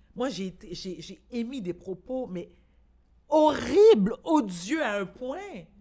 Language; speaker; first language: French; native; French